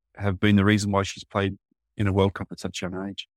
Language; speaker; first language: English; native; English